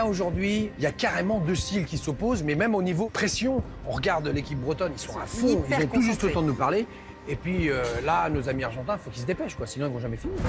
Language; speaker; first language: French; native; French